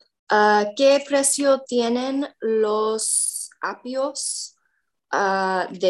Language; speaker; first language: Spanish; non-native, learner; English